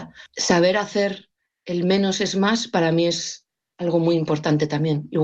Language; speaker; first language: Spanish; native; Spanish